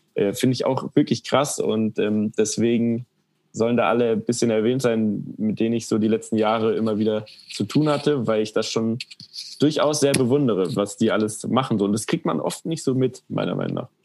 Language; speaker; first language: German; native; German